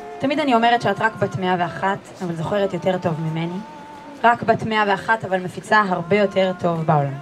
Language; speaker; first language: Hebrew; native; Hebrew